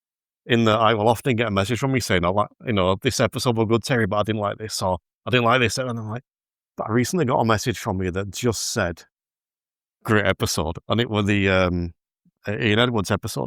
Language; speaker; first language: English; native; English